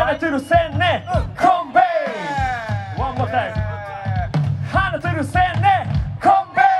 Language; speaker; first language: Korean; non-native, learner; Japanese